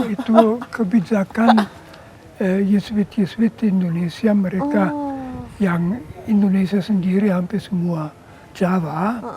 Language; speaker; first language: Indonesian; non-native, fluent; German